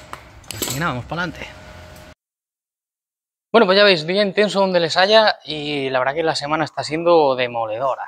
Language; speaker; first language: Spanish; native; Spanish